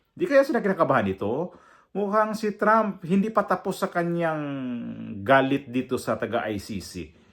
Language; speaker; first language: Filipino; non-native, local second language; Cebuano